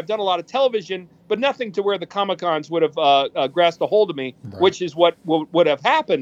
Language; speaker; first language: English; native; English